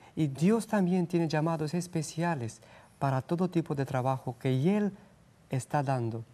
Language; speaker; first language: Spanish; non-native, fluent; Romanian